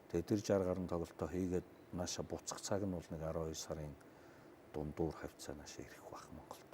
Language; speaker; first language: Mongolian; native; Mongolian